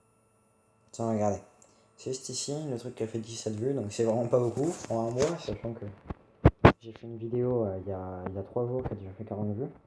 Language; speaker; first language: French; native; French